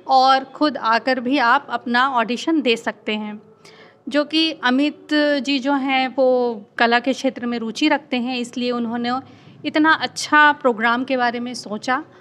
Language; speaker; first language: Hindi; native; Hindi